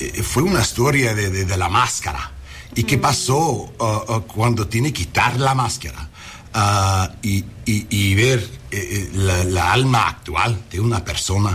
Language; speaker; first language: Spanish; early bilingual, heritage; English